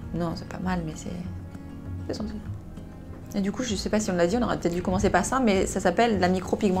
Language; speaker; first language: French; native; French